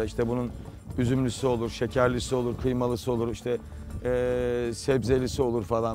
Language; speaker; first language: Turkish; native; Turkish